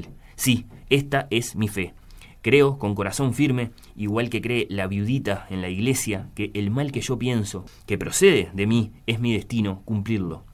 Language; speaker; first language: Spanish; native; Spanish